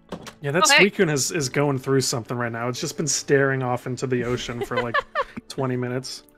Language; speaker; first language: English; native; English